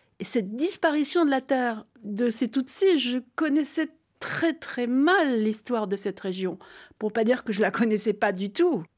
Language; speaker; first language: French; native; French